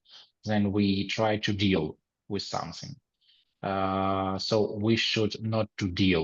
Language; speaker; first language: English; non-native, learner; Ukrainian